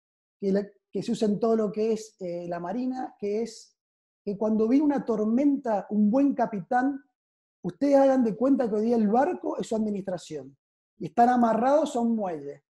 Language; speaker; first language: Spanish; native; Spanish